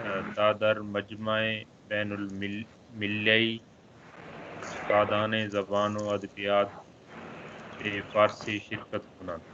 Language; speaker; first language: Persian; non-native, learner; Urdu